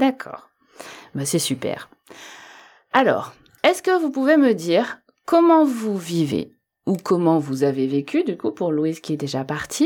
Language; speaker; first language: French; native; French